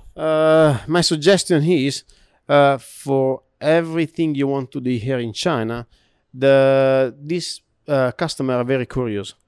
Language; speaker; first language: English; non-native, learner; Italian